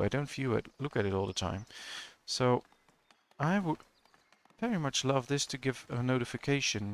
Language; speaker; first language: English; non-native, fluent; Dutch